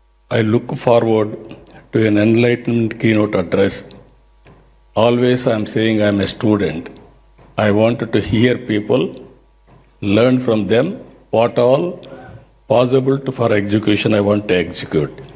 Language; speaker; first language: English; non-native, local second language; Telugu